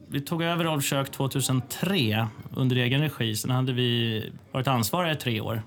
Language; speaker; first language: Swedish; native; Swedish